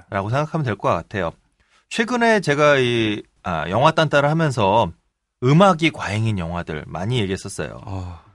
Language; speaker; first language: Korean; native; Korean